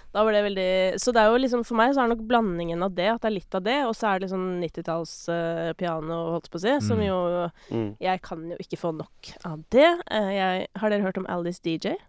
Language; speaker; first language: Norwegian; native; Norwegian